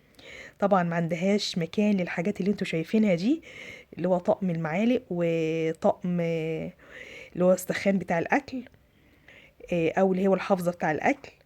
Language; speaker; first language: Arabic; native; Arabic